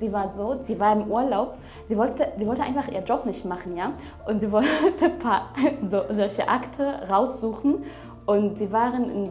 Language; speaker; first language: German; non-native, fluent; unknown